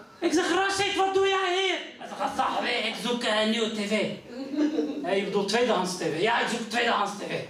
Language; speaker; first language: Dutch; early bilingual, other home language; Riffian